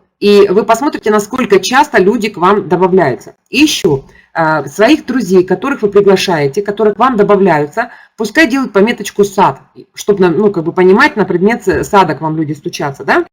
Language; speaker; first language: Russian; native; Russian